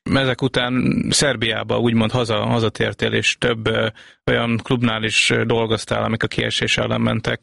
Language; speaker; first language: Hungarian; native; Hungarian